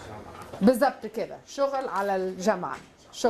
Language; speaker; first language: Arabic; non-native, fluent; English